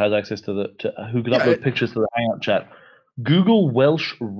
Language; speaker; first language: English; native; English